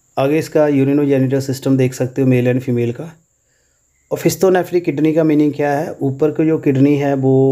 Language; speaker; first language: Urdu; non-native, local second language; Punjabi